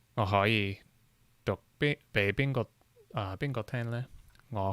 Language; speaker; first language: Cantonese; non-native, learner; English